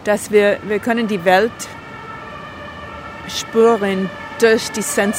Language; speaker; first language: German; non-native, learner; English